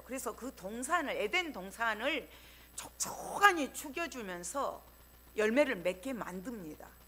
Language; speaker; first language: Korean; native; Korean